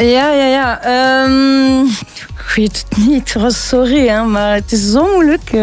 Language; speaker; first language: Dutch; non-native, local second language; French